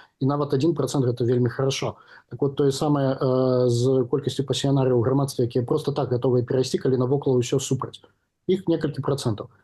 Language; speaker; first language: Belarusian; non-native, local second language; Russian